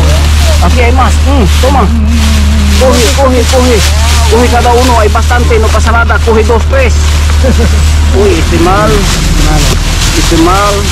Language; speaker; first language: Spanish; non-native, learner; Filipino